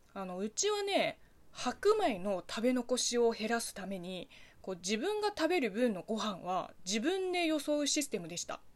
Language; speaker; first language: Japanese; non-native, fluent; Chinese